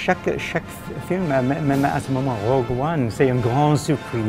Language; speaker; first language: French; non-native, fluent; English